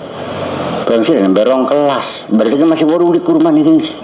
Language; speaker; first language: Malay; non-native, local second language; Javanese